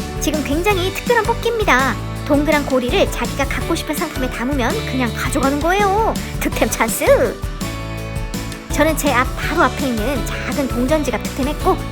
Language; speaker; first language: Korean; native; Korean